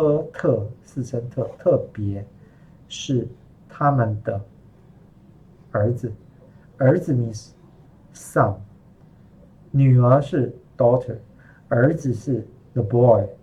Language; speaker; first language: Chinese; non-native, fluent; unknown